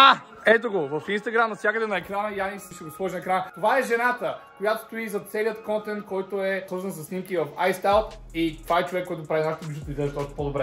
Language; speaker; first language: Bulgarian; native; Bulgarian